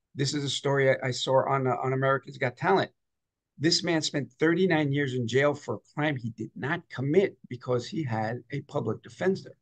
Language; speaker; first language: English; native; English